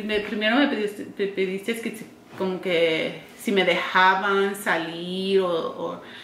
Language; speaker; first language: Spanish; non-native, learner; English